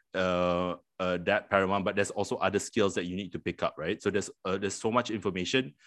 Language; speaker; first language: English; non-native, local second language; Malay